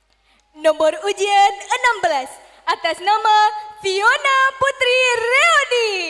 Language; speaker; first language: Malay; non-native, local second language; Minangkabau